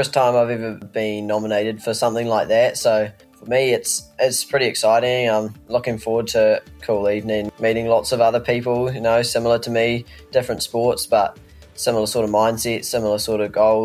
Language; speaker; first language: English; native; English